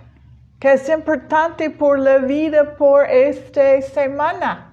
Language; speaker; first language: Spanish; non-native, learner; English